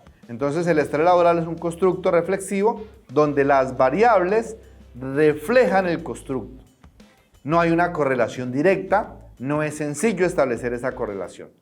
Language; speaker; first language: Spanish; native; Spanish